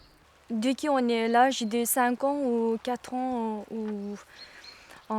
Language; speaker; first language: French; non-native, learner; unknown